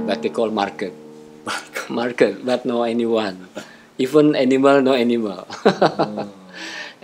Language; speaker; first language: English; non-native, fluent; Indonesian